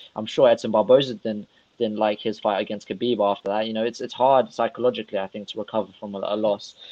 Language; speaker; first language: English; non-native, fluent; Russian